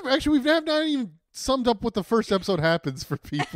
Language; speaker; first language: English; native; English